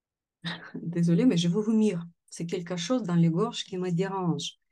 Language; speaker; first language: French; non-native, fluent; Russian